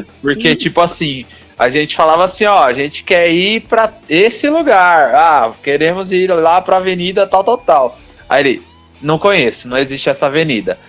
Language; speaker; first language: Portuguese; native; Portuguese